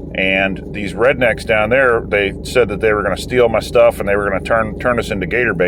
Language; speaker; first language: English; native; English